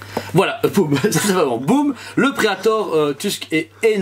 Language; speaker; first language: French; native; French